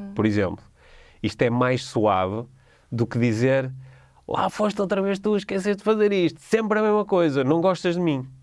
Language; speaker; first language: Portuguese; native; Portuguese